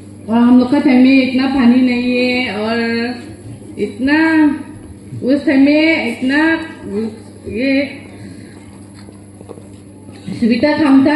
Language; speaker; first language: Hindi; non-native, local second language; Garo